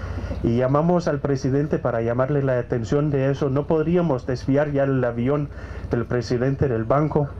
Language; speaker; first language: Spanish; non-native, fluent; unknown